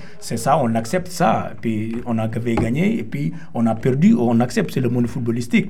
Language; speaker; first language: French; non-native, local second language; Wolof